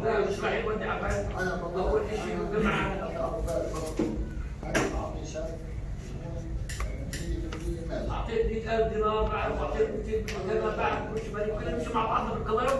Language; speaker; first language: Arabic; native; Arabic